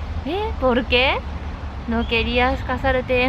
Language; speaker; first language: Spanish; non-native, learner; Japanese